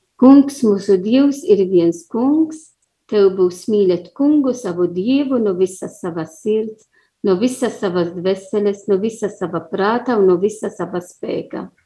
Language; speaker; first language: Latvian; non-native, learner; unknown